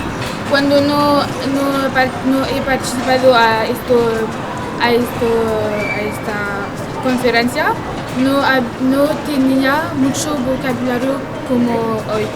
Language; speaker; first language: Spanish; non-native, learner; French